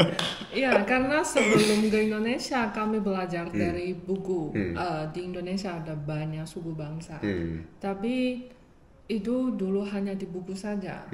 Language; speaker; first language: Indonesian; non-native, fluent; Chinese